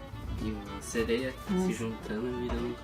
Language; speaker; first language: Portuguese; native; Portuguese